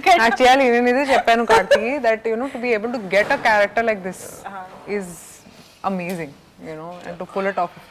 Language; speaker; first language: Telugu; non-native, local second language; Hindi